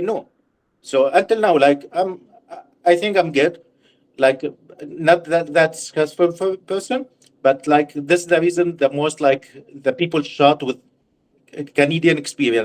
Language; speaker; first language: English; non-native, learner; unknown